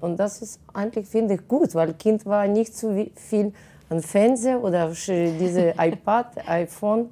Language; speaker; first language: German; non-native, fluent; Russian